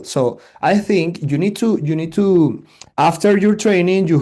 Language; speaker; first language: English; non-native, learner; Spanish